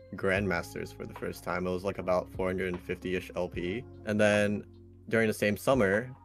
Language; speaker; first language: English; native; English